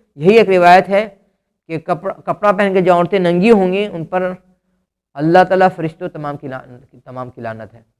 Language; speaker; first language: Urdu; native; Urdu